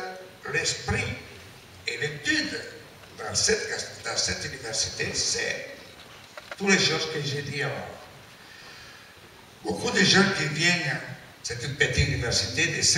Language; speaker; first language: French; non-native, learner; Italian